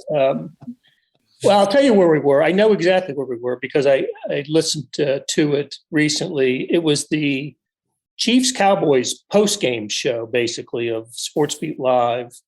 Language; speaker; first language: English; native; English